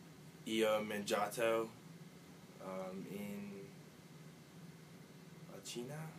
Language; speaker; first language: Italian; non-native, learner; English